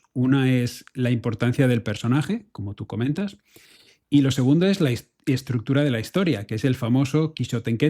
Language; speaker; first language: Spanish; native; Spanish